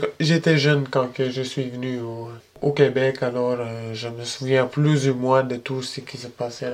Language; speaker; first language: French; early bilingual, other home language; Spanish